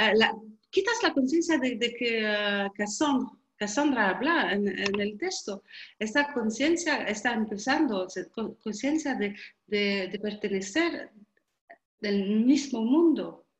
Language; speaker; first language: Spanish; non-native, learner; French